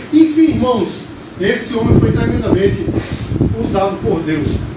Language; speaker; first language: Portuguese; native; Portuguese